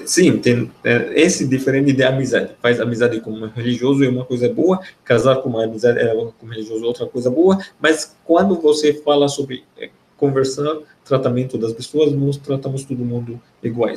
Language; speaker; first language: Portuguese; non-native, fluent; Arabic